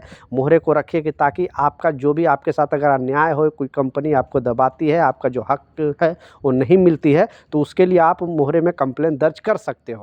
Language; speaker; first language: Hindi; native; Hindi